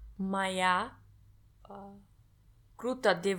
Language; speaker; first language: Russian; non-native, learner; English